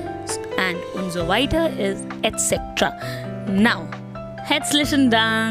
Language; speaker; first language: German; non-native, fluent; Hindi